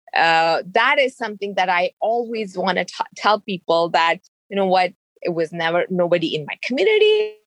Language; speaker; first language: English; non-native, local second language; Urdu